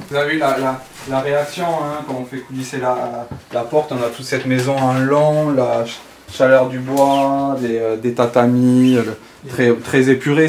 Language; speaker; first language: French; native; French